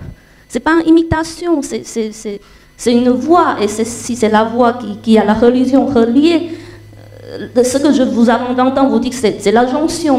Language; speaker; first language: French; non-native, learner; Chinese